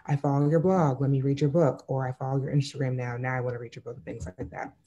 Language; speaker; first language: English; native; English